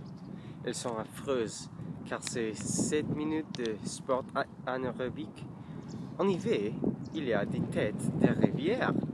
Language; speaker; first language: French; non-native, learner; English